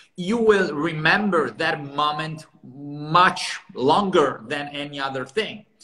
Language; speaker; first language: English; non-native, fluent; Italian